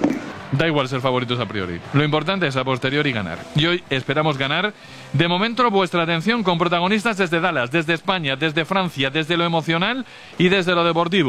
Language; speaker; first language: Spanish; native; Spanish